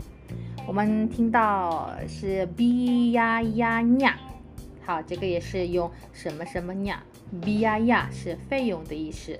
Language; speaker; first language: Chinese; non-native, fluent; Indonesian